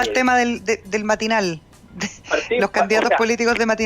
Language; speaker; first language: Spanish; native; Spanish